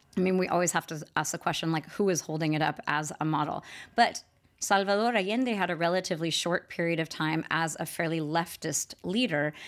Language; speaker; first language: English; native; English